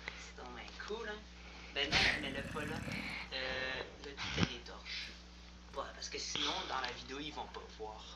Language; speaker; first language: French; native; French